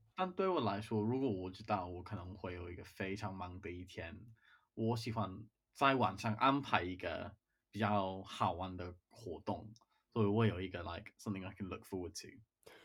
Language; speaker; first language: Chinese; non-native, fluent; English